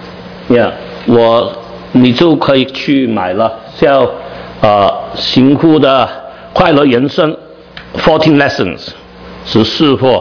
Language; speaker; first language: Chinese; non-native, learner; Cantonese